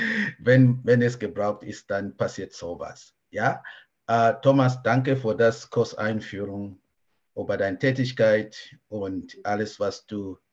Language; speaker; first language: German; non-native, fluent; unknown